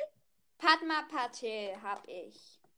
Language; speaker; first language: German; native; German